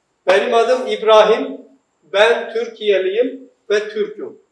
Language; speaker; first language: Turkish; non-native, fluent; Urdu